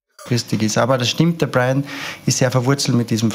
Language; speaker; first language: German; native; German